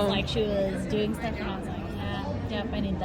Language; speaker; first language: English; native; English